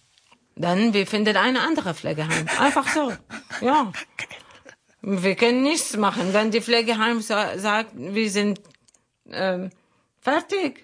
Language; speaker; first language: German; non-native, learner; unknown